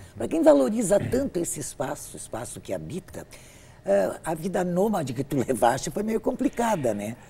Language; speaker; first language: Portuguese; native; Portuguese